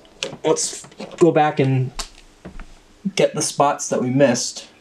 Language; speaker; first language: English; native; English